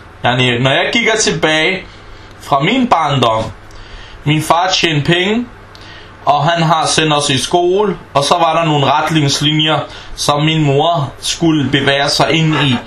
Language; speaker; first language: Danish; non-native, fluent; Arabic